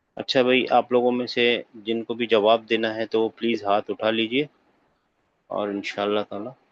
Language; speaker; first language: Hindi; native; Hindi